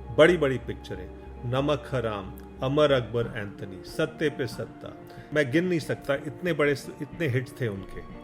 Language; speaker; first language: Hindi; non-native, local second language; Tamil